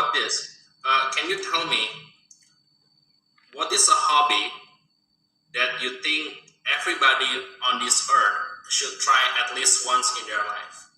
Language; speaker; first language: English; non-native, fluent; Indonesian